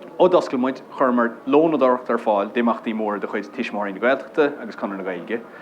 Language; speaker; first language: Irish; non-native, local second language; English